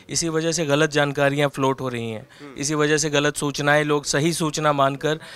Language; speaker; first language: Hindi; native; Hindi